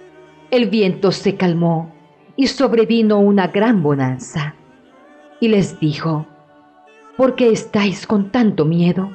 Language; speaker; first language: Spanish; native; Spanish